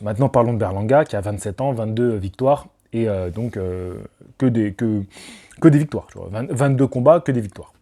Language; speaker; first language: French; native; French